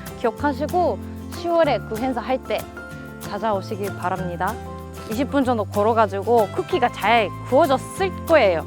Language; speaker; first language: Korean; non-native, fluent; Japanese